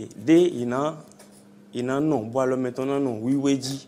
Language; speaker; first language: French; non-native, local second language; Fon